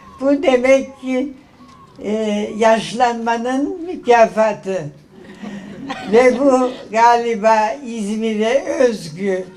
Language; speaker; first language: Turkish; early bilingual, other home language; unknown